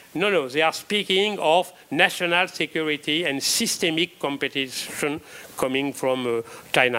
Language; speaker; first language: English; non-native, fluent; French